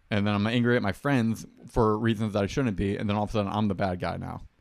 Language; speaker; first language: English; native; English